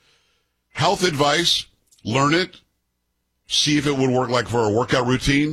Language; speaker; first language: English; native; English